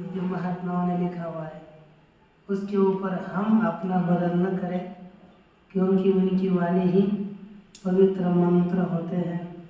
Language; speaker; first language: Hindi; non-native, local second language; Marathi